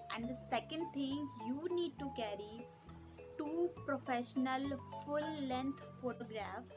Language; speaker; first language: English; non-native, local second language; Hindi